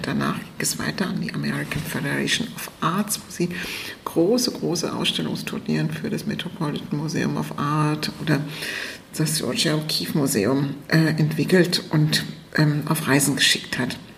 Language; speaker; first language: German; native; German